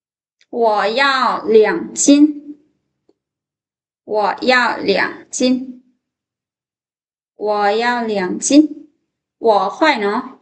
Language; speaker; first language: Chinese; non-native, fluent; Lao